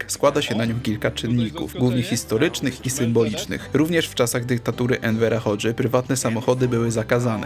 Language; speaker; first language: Polish; native; Polish